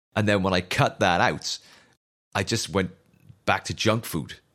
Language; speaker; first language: English; native; English